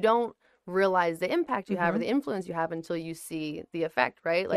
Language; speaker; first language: English; native; English